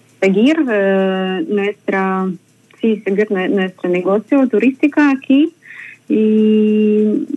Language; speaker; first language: Spanish; non-native, learner; Russian